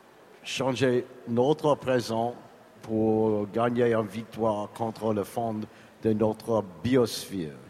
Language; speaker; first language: French; non-native, learner; English